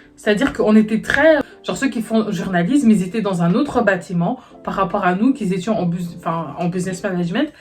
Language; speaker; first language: French; native; French